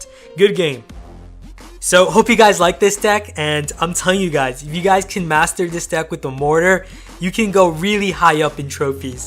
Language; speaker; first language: English; native; English